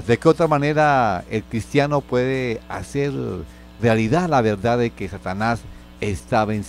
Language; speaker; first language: Spanish; native; Spanish